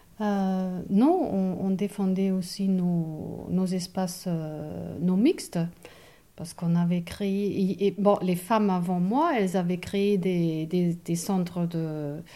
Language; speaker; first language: French; non-native, fluent; German